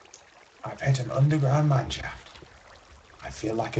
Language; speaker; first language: English; native; English